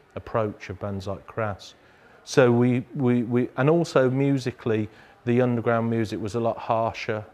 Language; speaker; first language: English; native; English